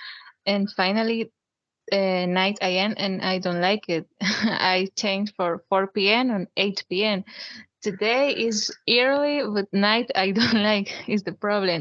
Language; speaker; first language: English; non-native, learner; Spanish